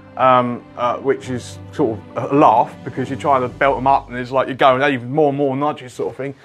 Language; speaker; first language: English; native; English